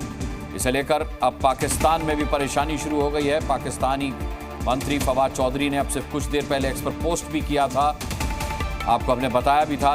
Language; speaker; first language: Hindi; native; Hindi